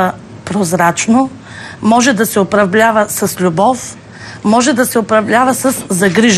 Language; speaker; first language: Bulgarian; native; Bulgarian